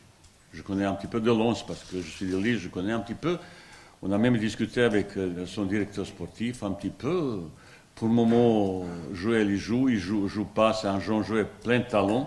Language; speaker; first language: French; non-native, fluent; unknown